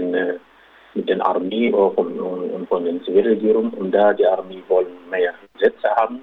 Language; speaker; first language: German; non-native, local second language; Arabic